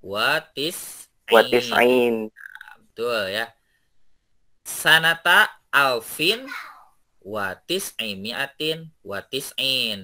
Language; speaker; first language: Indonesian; native; Indonesian